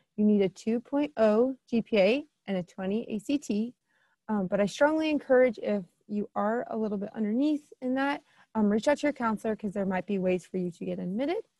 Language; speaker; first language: English; native; English